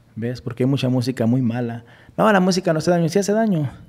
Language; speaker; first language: Spanish; native; Spanish